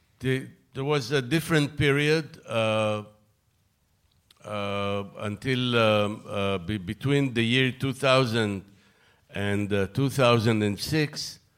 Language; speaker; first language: English; non-native, fluent; Hebrew